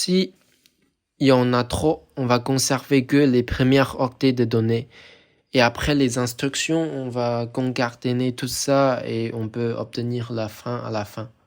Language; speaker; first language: French; non-native, fluent; Chinese